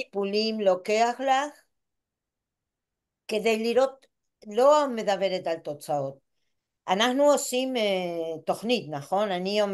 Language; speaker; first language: Hebrew; non-native, fluent; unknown